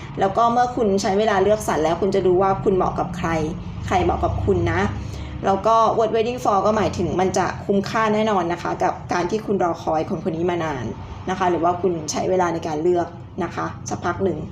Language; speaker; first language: Thai; native; Thai